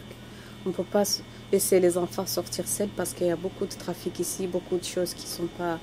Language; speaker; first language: French; non-native, learner; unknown